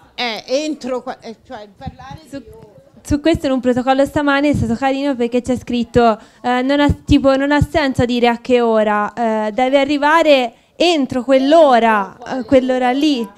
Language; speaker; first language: Italian; native; Italian